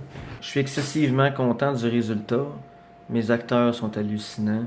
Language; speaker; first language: French; native; French